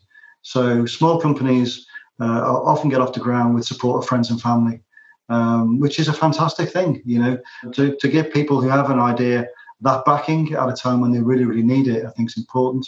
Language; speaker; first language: English; native; English